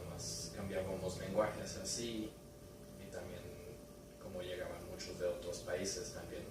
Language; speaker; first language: Spanish; early bilingual, heritage; Spanish